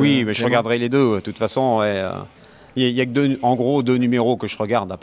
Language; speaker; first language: French; native; French